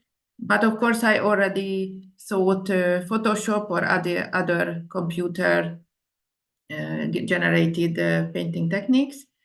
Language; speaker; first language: English; non-native, fluent; Indonesian